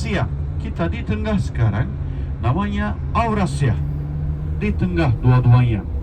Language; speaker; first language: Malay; non-native, fluent; Turkish